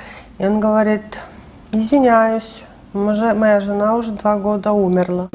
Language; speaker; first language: Russian; non-native, fluent; Estonian